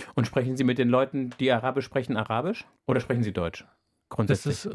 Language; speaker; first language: German; native; German